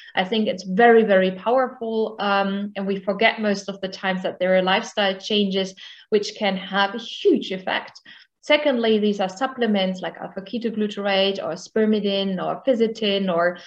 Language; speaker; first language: English; non-native, fluent; German